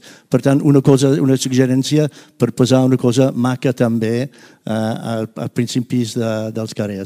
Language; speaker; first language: Catalan; non-native, fluent; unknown